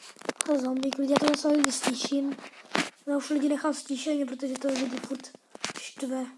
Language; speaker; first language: Czech; non-native, learner; Slovak